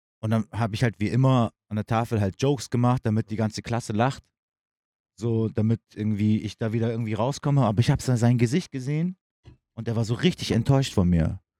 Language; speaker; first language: German; early bilingual, other home language; Turkish